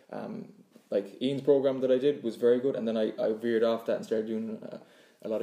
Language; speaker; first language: English; native; English